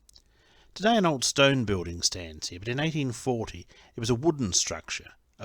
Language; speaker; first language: English; native; English